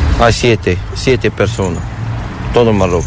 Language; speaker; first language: Spanish; non-native, learner; Arabic